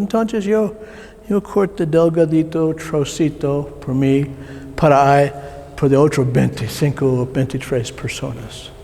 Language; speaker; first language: Spanish; non-native, learner; English